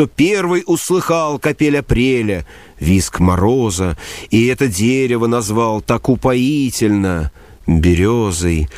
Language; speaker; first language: Russian; native; Russian